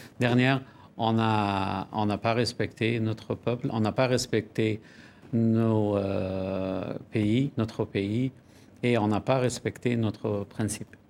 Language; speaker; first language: French; non-native, fluent; Persian